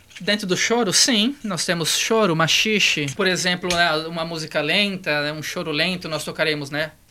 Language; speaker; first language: Portuguese; native; Portuguese